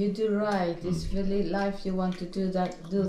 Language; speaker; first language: English; non-native, learner; Swedish